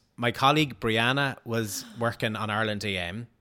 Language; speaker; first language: English; native; English